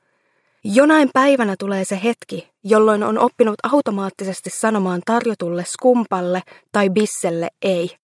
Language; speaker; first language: Finnish; native; Finnish